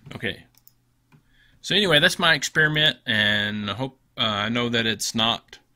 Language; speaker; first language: English; native; English